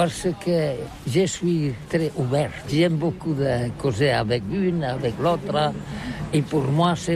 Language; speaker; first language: French; non-native, learner; Catalan